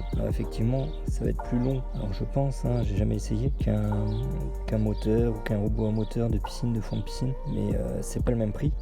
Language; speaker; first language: French; native; French